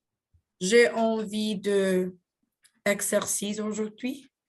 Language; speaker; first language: French; non-native, learner; Spanish